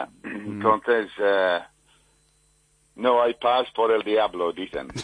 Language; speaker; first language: Spanish; non-native, fluent; English